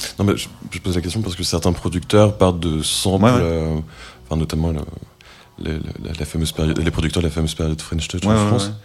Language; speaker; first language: French; native; French